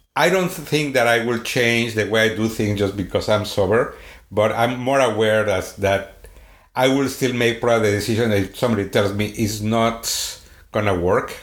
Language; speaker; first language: English; non-native, fluent; Swedish